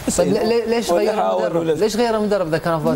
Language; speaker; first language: Arabic; native; Arabic